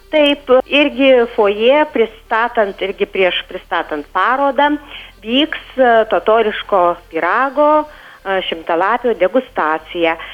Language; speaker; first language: Lithuanian; native; Lithuanian